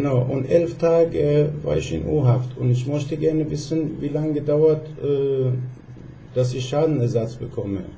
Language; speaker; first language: German; non-native, fluent; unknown